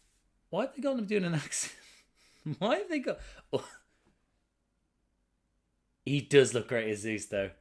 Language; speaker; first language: English; native; English